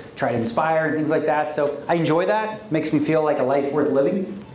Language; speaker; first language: English; native; English